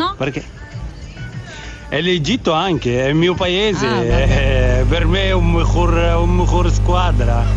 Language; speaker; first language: Italian; non-native, learner; Arabic